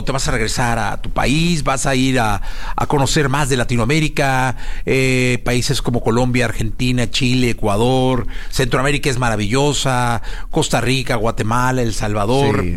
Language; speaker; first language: Spanish; native; Spanish